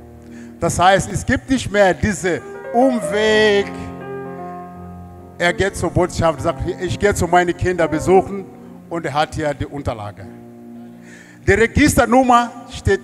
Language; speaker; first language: German; non-native, learner; Portuguese